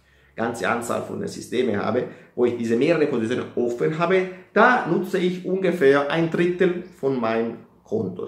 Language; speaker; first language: German; non-native, fluent; Italian